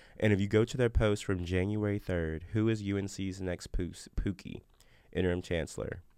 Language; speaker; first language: English; native; English